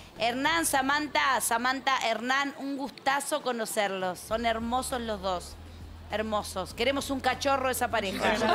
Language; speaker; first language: Spanish; native; Spanish